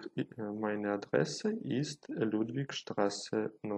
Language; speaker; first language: German; non-native, fluent; Ukrainian